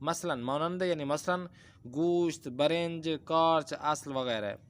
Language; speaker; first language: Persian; non-native, fluent; Urdu